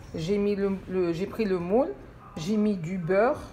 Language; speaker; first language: French; non-native, local second language; Arabic